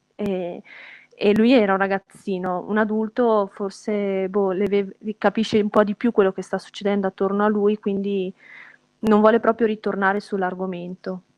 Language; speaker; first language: Italian; native; Italian